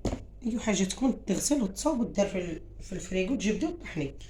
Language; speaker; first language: Arabic; native; Arabic